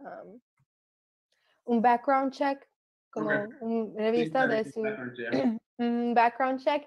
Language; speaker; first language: Spanish; early bilingual, other home language; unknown